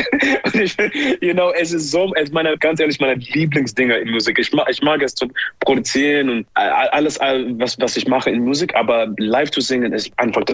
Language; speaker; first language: German; non-native, fluent; English